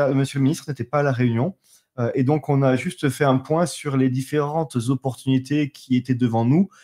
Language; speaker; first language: French; native; French